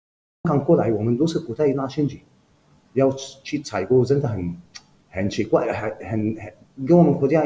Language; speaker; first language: Chinese; non-native, learner; Arabic